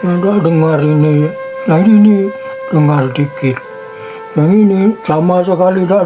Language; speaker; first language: Indonesian; non-native, local second language; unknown